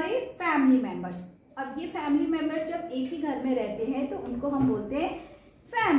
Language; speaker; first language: Hindi; native; Hindi